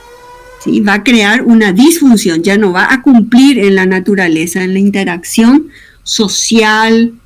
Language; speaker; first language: Spanish; native; Spanish